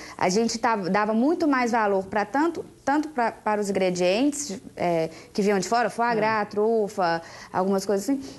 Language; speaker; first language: Portuguese; native; Portuguese